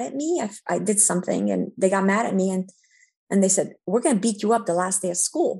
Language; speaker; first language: English; early bilingual, other home language; Romanian